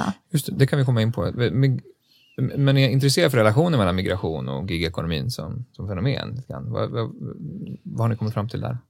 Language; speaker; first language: Swedish; native; Swedish